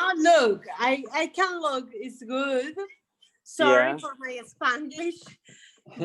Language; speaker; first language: English; non-native, learner; Spanish